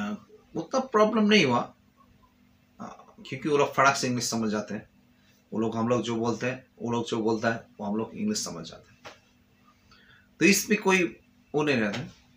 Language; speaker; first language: Hindi; non-native, fluent; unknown